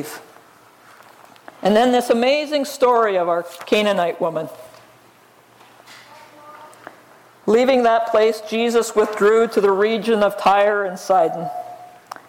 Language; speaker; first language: English; native; English